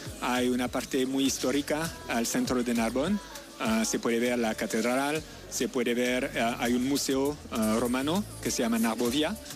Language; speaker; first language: Spanish; non-native, learner; French